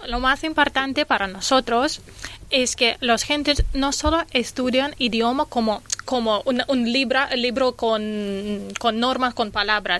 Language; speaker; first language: Spanish; non-native, learner; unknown